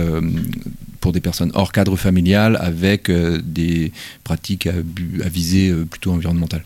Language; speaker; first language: French; native; French